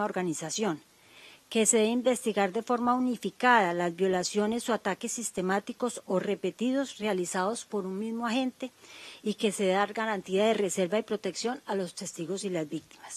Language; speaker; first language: Spanish; native; Spanish